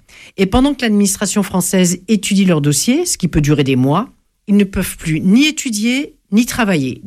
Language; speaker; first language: French; native; French